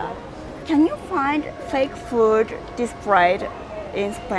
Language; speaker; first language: English; non-native, learner; Japanese